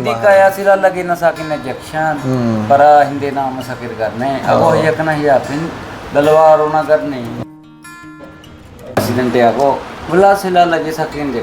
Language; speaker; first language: Filipino; non-native, learner; Punjabi